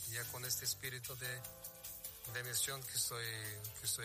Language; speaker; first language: Spanish; non-native, fluent; Portuguese